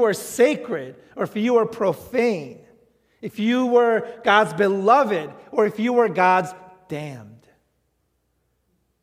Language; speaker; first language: English; native; English